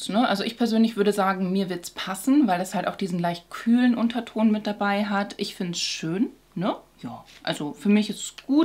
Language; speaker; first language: German; native; German